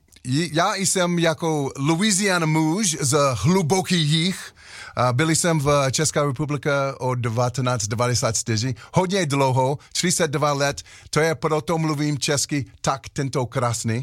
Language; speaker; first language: Czech; non-native, learner; English